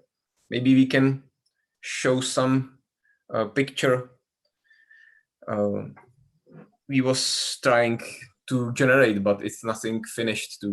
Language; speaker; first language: English; non-native, learner; Czech